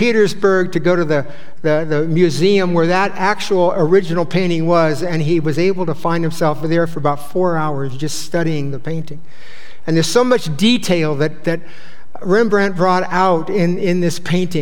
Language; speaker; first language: English; native; English